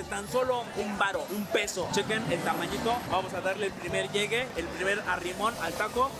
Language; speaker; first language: Spanish; native; Spanish